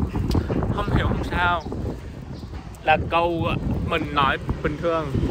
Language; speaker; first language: Vietnamese; non-native, learner; English